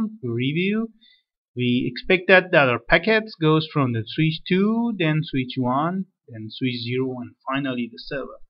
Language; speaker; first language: English; non-native, fluent; Persian